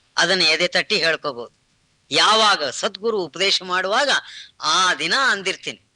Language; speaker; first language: Kannada; non-native, local second language; Telugu